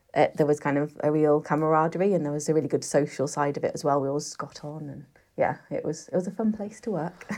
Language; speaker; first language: English; native; English